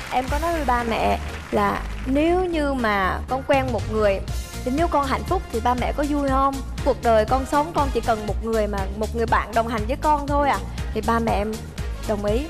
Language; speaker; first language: Vietnamese; early bilingual, other home language; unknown